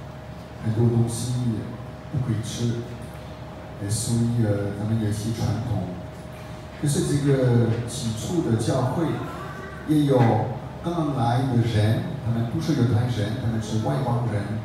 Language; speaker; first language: Chinese; non-native, fluent; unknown